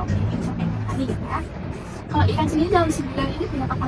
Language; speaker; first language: Indonesian; native; Indonesian